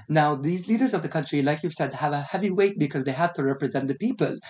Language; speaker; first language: English; non-native, fluent; Arabic